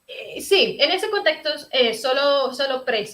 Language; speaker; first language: Spanish; early bilingual, heritage; Spanish